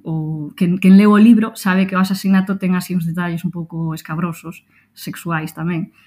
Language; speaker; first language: Galician; non-native, local second language; Spanish